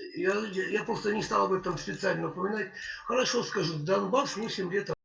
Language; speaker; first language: Russian; native; Russian